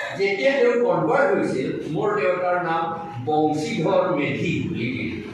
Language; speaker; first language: Assamese; non-native, local second language; Karbi